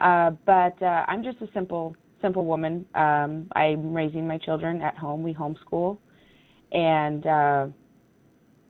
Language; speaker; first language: English; native; English